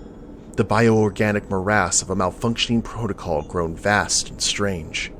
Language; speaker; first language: English; native; English